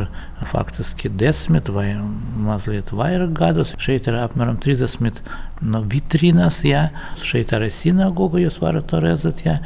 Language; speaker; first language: Latvian; non-native, local second language; Russian